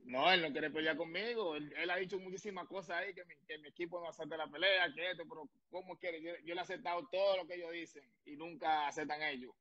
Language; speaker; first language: Spanish; native; Spanish